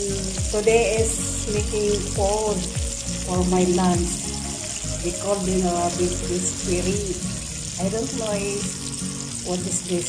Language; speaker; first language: English; non-native, local second language; Filipino